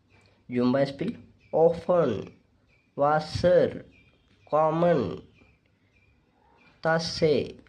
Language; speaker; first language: German; non-native, fluent; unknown